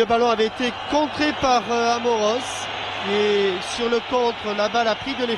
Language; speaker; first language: French; native; French